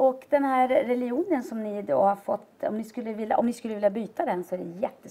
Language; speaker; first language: Swedish; native; Swedish